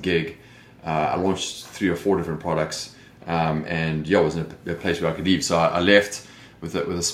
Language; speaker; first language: English; native; English